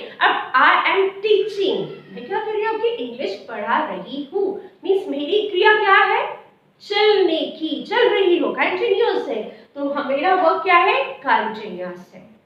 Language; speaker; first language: Hindi; non-native, local second language; Marathi